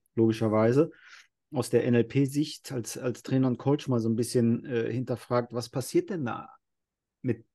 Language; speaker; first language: German; non-native, fluent; Spanish